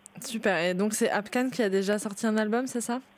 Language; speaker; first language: French; native; French